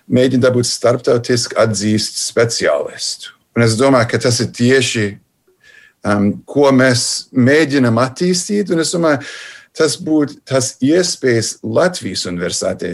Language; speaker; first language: Latvian; non-native, fluent; English